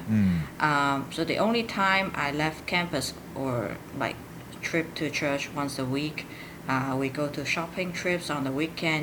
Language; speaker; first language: English; non-native, local second language; Cantonese